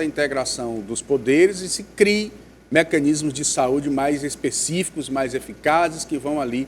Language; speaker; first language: Portuguese; native; Portuguese